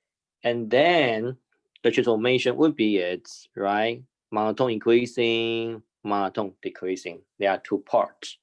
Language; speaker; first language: English; non-native, fluent; Chinese